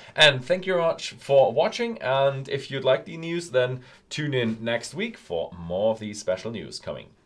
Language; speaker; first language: English; non-native, fluent; German